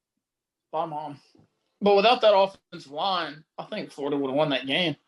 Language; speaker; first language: English; native; English